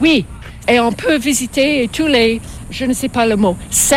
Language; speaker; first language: French; non-native, fluent; English